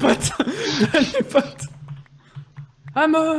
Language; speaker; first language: French; native; French